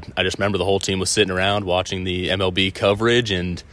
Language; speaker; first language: English; native; English